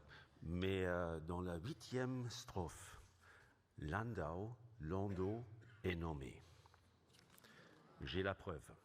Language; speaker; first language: French; non-native, fluent; German